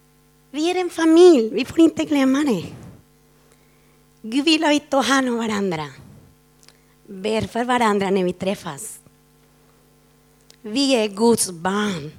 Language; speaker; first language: Swedish; non-native, fluent; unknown